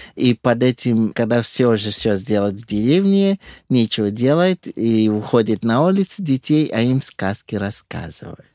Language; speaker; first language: Russian; non-native, fluent; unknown